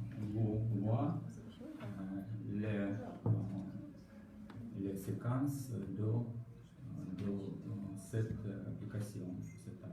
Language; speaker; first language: French; non-native, learner; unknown